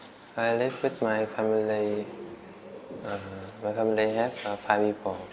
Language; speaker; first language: English; non-native, learner; Vietnamese